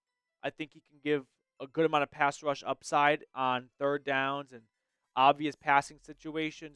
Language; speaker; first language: English; native; English